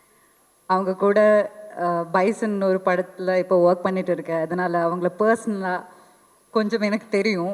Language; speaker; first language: Tamil; non-native, fluent; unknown